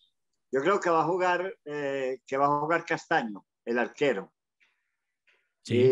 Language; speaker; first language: Spanish; native; Spanish